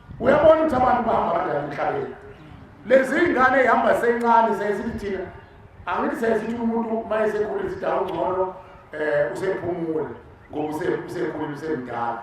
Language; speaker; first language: Zulu; native; Zulu